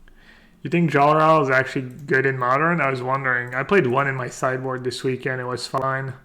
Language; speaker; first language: English; non-native, fluent; French